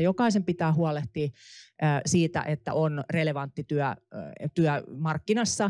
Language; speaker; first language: Finnish; native; Finnish